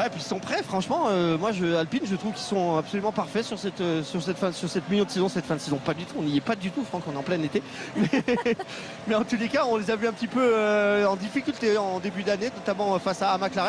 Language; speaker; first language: French; native; French